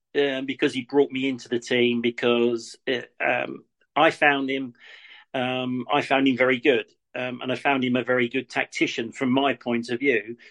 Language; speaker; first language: English; native; English